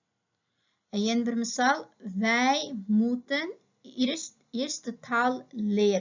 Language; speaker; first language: Dutch; non-native, fluent; Uyghur